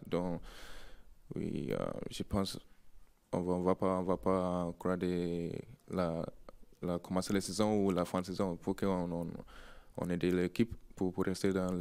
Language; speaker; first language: French; non-native, learner; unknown